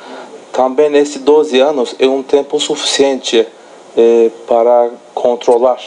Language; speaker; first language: Portuguese; non-native, fluent; Turkish